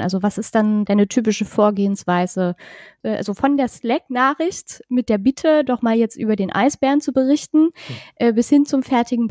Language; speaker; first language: German; native; German